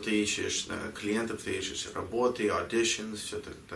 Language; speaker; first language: Russian; early bilingual, heritage; Russian